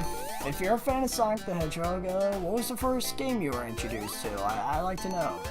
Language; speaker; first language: English; native; English